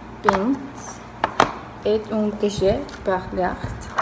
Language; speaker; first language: French; non-native, learner; Spanish